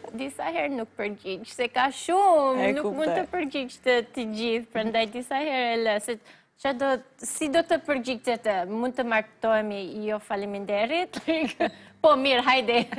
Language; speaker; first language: Albanian; non-native, fluent; Filipino